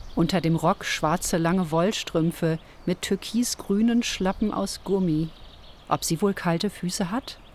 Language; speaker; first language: German; native; German